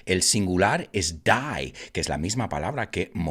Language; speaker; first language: Spanish; non-native, fluent; English